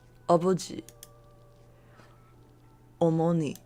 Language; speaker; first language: Korean; non-native, learner; English